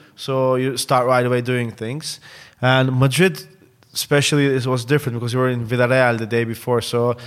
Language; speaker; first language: English; non-native, fluent; Turkish